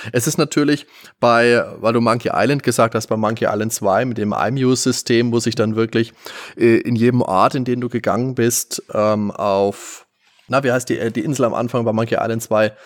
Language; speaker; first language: German; native; German